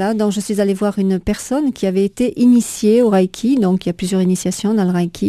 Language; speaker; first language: French; native; French